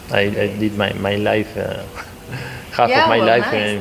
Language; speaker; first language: English; non-native, learner; Spanish